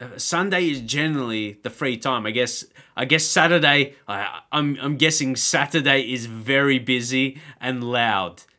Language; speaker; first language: English; native; English